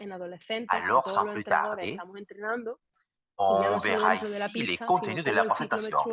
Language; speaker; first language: French; non-native, learner; Spanish